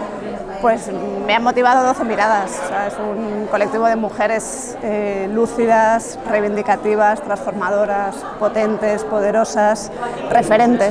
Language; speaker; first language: Spanish; native; Spanish